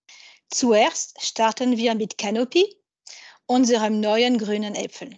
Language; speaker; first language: German; non-native, fluent; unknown